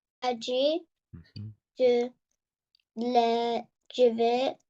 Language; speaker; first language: French; non-native, learner; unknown